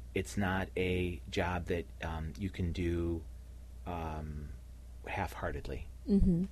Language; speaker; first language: English; native; English